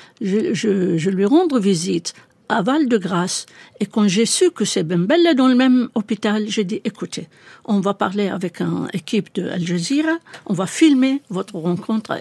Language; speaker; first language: French; non-native, fluent; Arabic